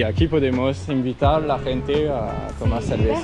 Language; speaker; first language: Spanish; non-native, learner; French